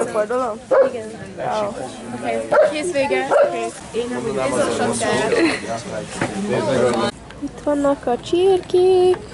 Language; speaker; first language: Hungarian; early bilingual, heritage; Hungarian